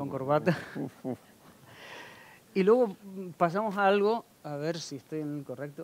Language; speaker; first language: Spanish; native; Spanish